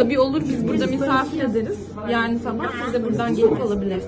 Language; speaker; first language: Turkish; native; Turkish